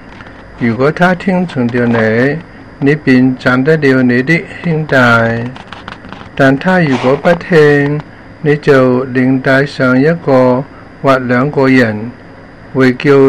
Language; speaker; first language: Chinese; non-native, local second language; Cantonese